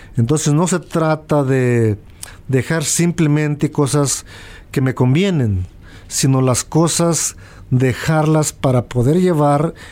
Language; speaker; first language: Spanish; native; Spanish